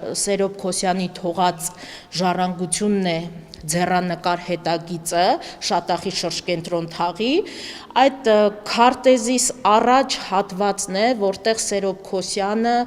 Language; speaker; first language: Armenian; native; Armenian